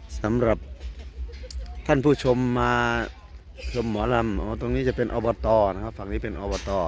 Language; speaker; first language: Thai; non-native, local second language; Northeastern Thai